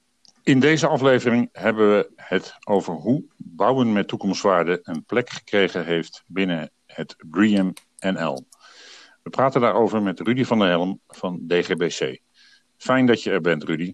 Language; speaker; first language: Dutch; native; Dutch